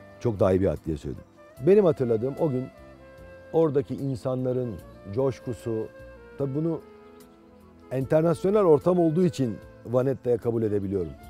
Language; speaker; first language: Turkish; native; Turkish